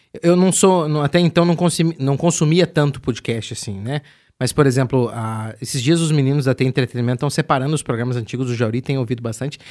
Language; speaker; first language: Portuguese; native; Portuguese